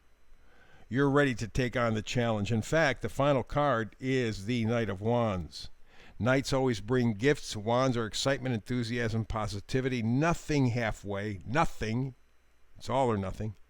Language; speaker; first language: English; native; English